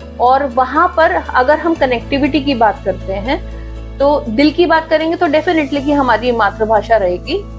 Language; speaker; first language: Hindi; native; Hindi